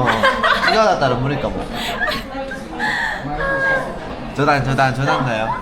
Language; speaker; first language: Japanese; non-native, learner; Korean